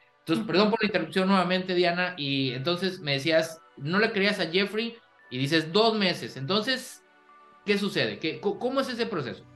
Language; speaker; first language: Spanish; native; Spanish